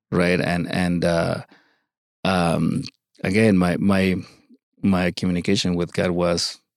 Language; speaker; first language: English; early bilingual, other home language; Spanish